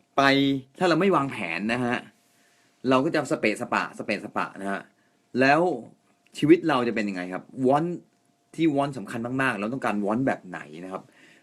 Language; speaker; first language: Thai; non-native, fluent; Japanese